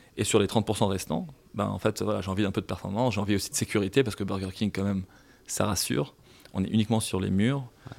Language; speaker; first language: French; non-native, local second language; Arabic